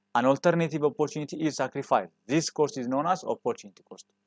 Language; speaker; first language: English; non-native, local second language; Amharic